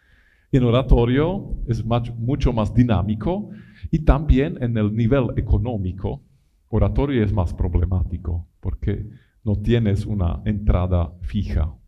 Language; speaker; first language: Spanish; non-native, fluent; Italian